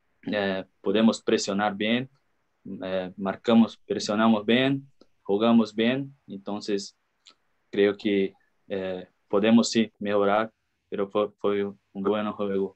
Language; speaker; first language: Spanish; non-native, learner; Portuguese